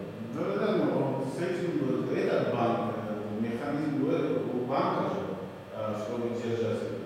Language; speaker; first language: Russian; non-native, fluent; Georgian